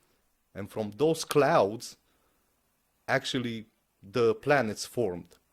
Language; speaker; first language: English; non-native, fluent; Romanian